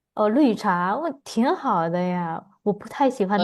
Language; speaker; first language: Chinese; non-native, fluent; Indonesian